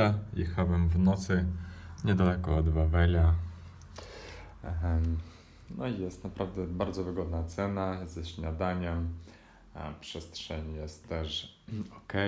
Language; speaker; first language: Polish; non-native, fluent; Ukrainian